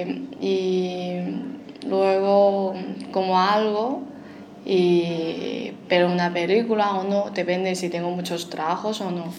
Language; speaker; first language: Spanish; non-native, fluent; Chinese